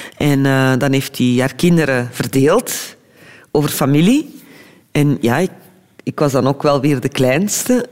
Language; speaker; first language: Dutch; early bilingual, other home language; Turkish